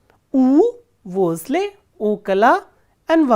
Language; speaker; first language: Russian; non-native, fluent; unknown